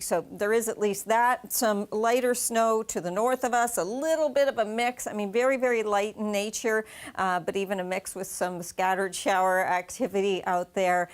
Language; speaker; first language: English; native; English